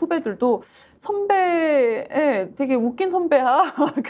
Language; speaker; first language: Korean; native; Korean